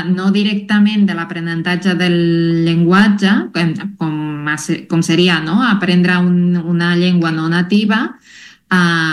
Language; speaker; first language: Catalan; non-native, fluent; Spanish